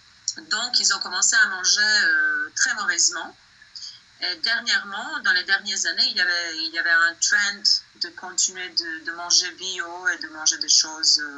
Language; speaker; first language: French; non-native, fluent; Bosnian